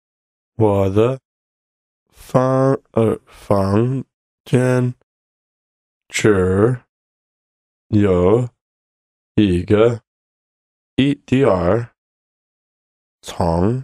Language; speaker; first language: Chinese; non-native, learner; English